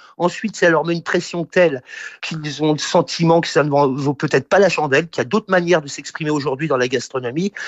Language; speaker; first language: French; native; French